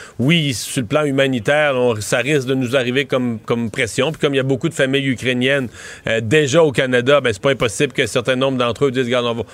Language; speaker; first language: French; native; French